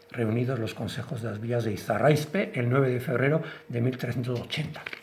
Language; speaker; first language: Spanish; non-native, local second language; Basque